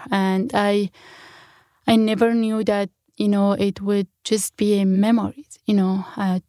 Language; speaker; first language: English; non-native, fluent; Kurdish